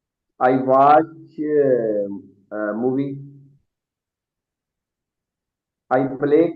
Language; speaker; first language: English; non-native, learner; Urdu